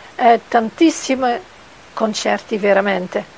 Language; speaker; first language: Italian; non-native, fluent; Dutch